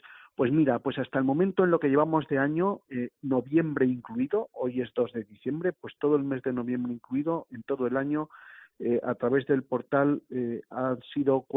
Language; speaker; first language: Spanish; native; Spanish